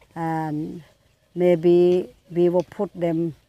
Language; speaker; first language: English; non-native, learner; Thai